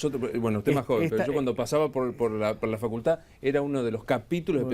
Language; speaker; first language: Spanish; native; Spanish